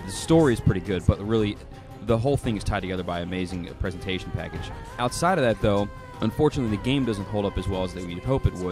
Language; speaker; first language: English; native; English